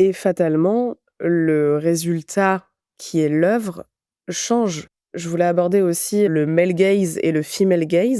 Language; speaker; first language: French; native; French